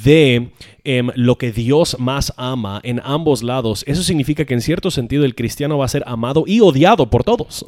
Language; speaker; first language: Spanish; non-native, fluent; English